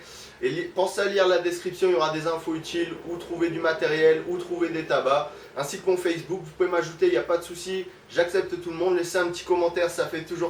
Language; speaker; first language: French; native; French